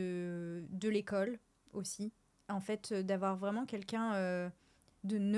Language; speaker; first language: French; native; French